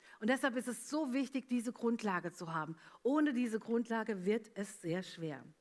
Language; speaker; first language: German; early bilingual, other home language; Italian